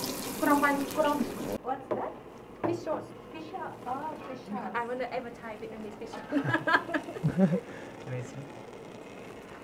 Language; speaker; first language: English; non-native, fluent; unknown